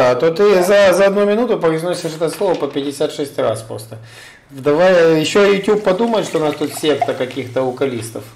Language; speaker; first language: Russian; native; Russian